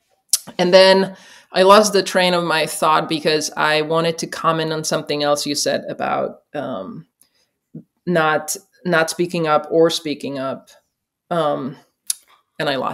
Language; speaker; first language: English; non-native, fluent; Czech